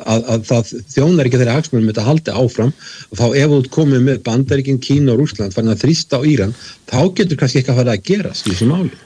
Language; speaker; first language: Icelandic; native; Icelandic